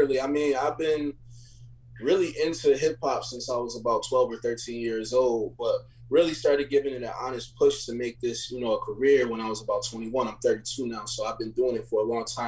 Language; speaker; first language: English; native; English